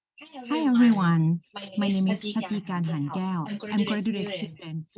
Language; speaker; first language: English; non-native, learner; Thai